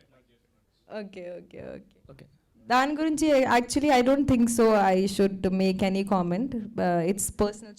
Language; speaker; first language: Telugu; non-native, fluent; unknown